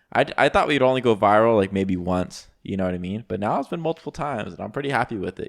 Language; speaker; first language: English; native; English